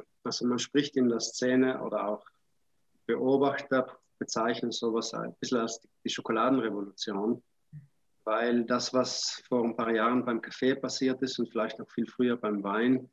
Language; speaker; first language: German; native; German